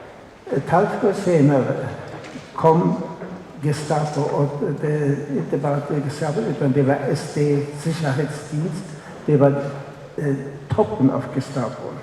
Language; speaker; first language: Swedish; non-native, fluent; German